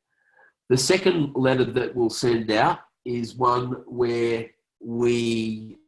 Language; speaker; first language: English; native; English